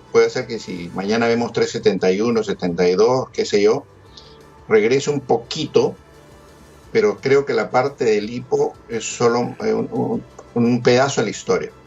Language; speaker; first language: Spanish; native; Spanish